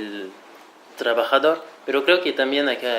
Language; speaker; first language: Spanish; non-native, fluent; French